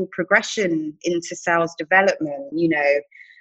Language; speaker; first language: English; native; English